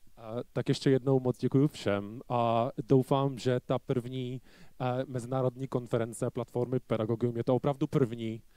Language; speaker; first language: Czech; non-native, fluent; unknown